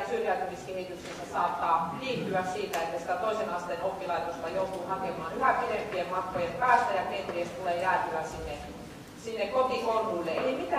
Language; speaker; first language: Finnish; native; Finnish